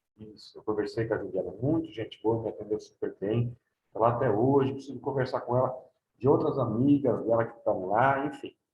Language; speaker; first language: Portuguese; native; Portuguese